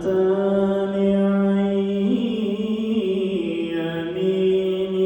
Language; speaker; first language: Arabic; native; Arabic